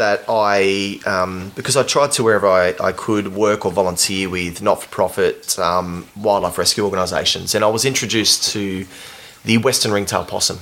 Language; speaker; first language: English; native; English